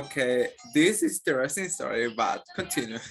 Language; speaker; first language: English; non-native, learner; Spanish